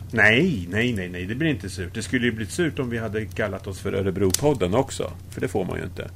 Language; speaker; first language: Swedish; native; Swedish